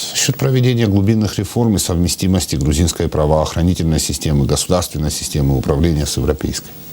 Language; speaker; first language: Russian; non-native, local second language; Georgian